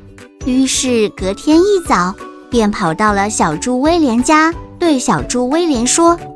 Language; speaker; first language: Chinese; native; Chinese